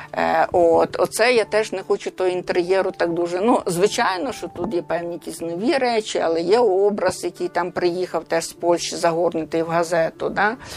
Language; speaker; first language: Ukrainian; native; Ukrainian